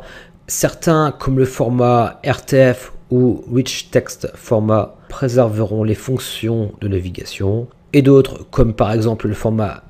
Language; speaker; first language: French; native; French